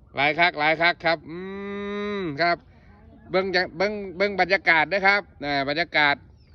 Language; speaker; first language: Thai; native; Thai